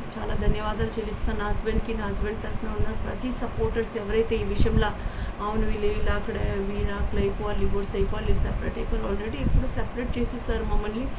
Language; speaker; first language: Telugu; non-native, fluent; Hindi